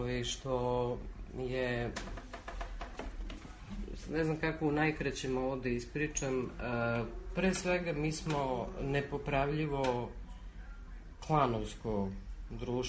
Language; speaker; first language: Serbian; native; Serbian